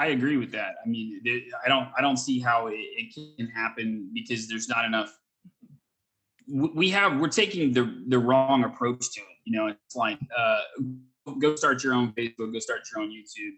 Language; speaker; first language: English; native; English